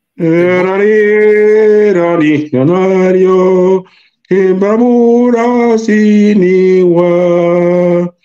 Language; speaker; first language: Spanish; non-native, local second language; Fang